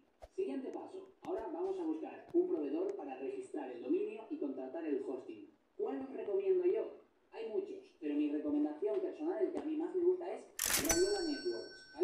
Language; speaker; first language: Spanish; native; Spanish